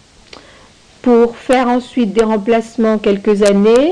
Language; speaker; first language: French; native; French